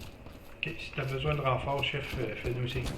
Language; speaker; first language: French; native; French